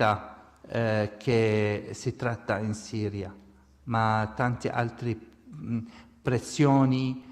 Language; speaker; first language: Italian; non-native, fluent; Arabic